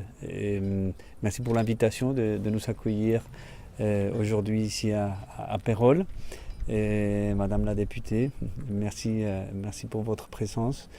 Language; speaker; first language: French; non-native, fluent; Spanish